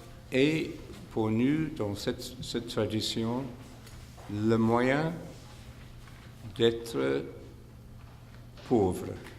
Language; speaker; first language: French; non-native, fluent; English